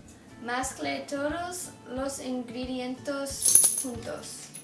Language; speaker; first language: Spanish; non-native, learner; English